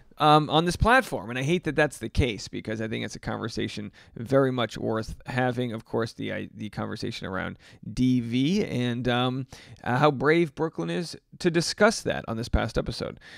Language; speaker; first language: English; native; English